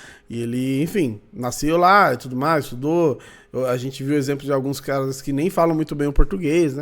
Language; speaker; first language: Portuguese; native; Portuguese